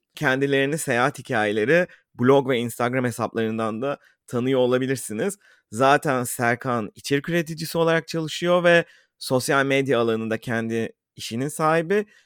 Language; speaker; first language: Turkish; native; Turkish